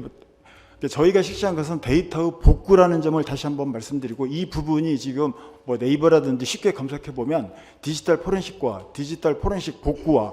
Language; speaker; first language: Korean; native; Korean